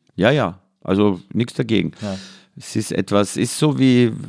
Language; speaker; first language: German; native; German